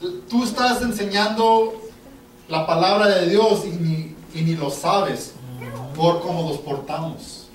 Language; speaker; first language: Spanish; native; Spanish